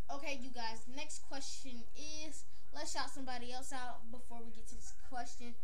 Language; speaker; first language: English; native; English